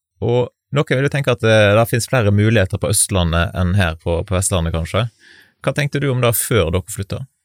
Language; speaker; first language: Norwegian; native; Norwegian